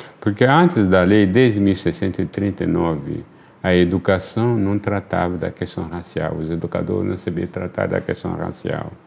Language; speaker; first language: Portuguese; non-native, fluent; Luba-Lulua